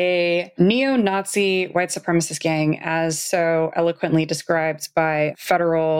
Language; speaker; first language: English; native; English